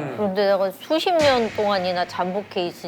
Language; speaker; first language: Korean; native; Korean